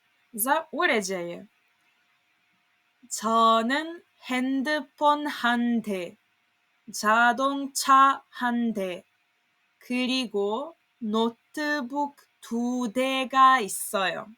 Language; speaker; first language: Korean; non-native, fluent; Serbian